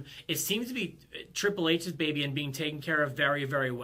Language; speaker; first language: English; native; English